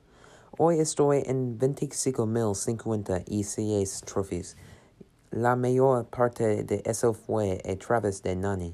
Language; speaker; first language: Spanish; non-native, learner; English